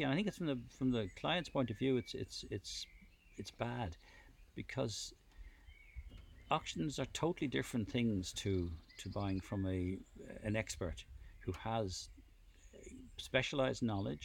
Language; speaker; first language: English; native; English